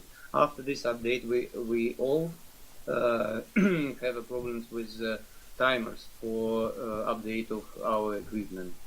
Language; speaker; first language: English; non-native, learner; Russian